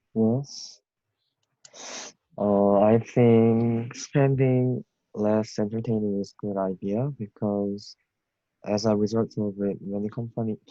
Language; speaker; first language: English; non-native, learner; Korean